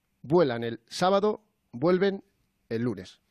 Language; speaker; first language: Spanish; native; Spanish